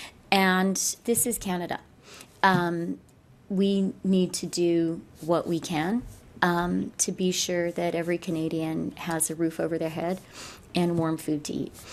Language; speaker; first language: English; native; English